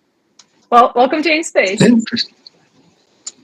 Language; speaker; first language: English; native; English